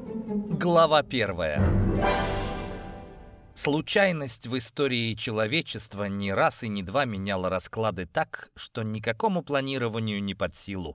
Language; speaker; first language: Russian; native; Russian